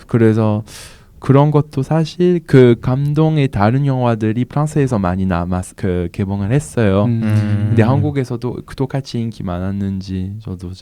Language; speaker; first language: Korean; non-native, fluent; French